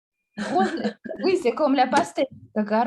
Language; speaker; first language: French; non-native, fluent; Russian